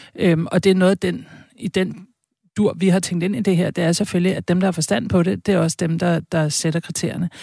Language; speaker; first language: Danish; native; Danish